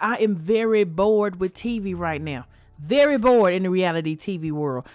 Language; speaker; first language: English; native; English